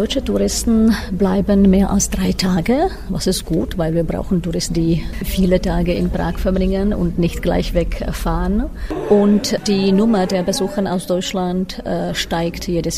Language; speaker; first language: German; non-native, fluent; Czech